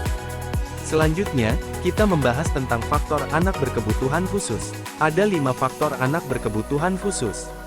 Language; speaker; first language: Indonesian; native; Indonesian